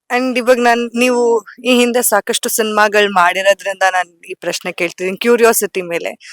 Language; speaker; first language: Kannada; native; Kannada